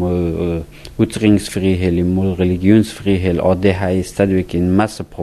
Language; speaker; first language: Danish; non-native, learner; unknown